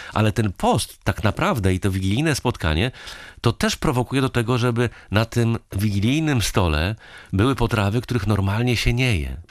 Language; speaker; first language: Polish; native; Polish